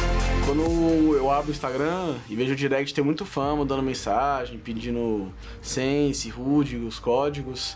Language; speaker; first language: Portuguese; native; Portuguese